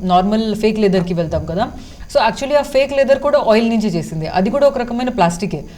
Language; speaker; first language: Telugu; early bilingual, heritage; Telugu